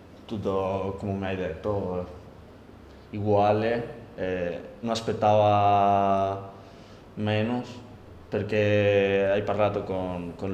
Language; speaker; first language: Italian; non-native, learner; Spanish